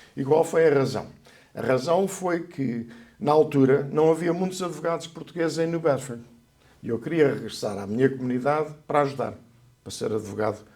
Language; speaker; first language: Portuguese; native; Portuguese